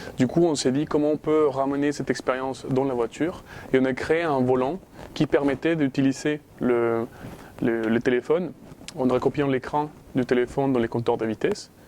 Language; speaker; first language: French; non-native, fluent; Spanish